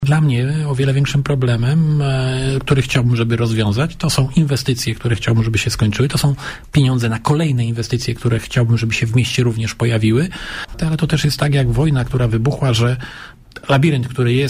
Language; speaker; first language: Polish; native; Polish